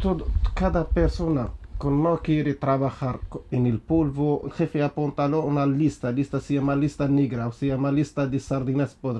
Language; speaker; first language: Spanish; non-native, learner; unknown